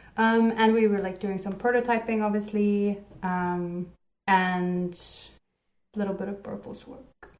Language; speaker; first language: English; native; English